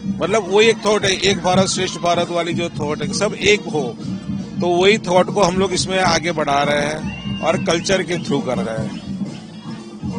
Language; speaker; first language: Hindi; non-native, local second language; Gujarati